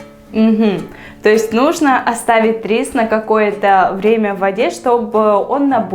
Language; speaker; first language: Russian; native; Russian